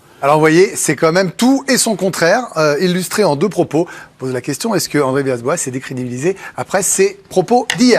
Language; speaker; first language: French; native; French